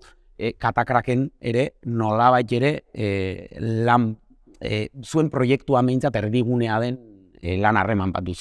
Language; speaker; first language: Basque; native; Basque